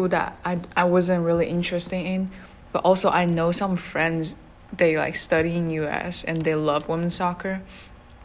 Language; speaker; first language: English; non-native, fluent; Chinese